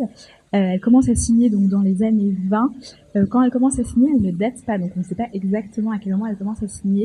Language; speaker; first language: French; native; French